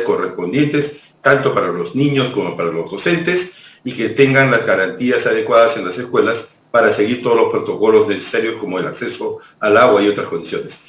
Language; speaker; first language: Spanish; native; Spanish